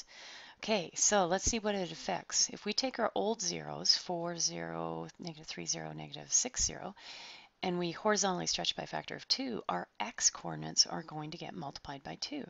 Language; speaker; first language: English; native; English